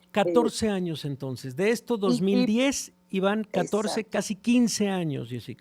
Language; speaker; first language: Spanish; native; Spanish